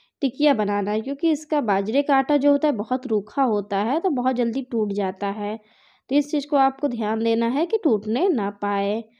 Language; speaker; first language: Hindi; native; Hindi